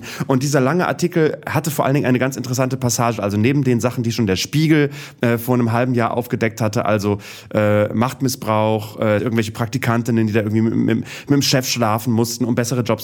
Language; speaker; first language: German; native; German